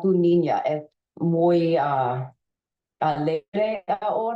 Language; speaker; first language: Spanish; non-native, learner; English